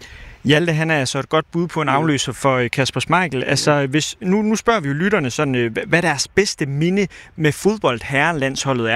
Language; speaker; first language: Danish; native; Danish